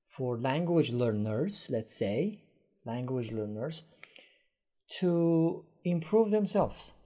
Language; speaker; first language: English; non-native, fluent; Persian